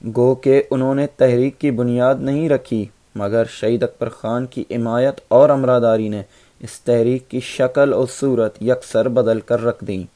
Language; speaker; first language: Urdu; non-native, local second language; Baluchi